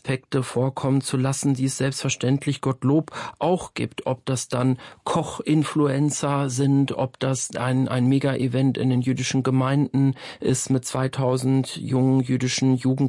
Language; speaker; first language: German; native; German